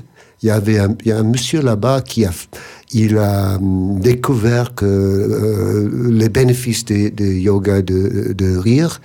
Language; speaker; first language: French; non-native, fluent; English